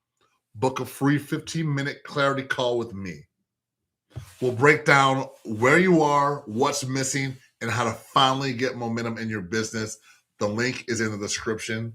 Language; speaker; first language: English; native; English